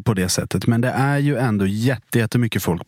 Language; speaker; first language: Swedish; native; Swedish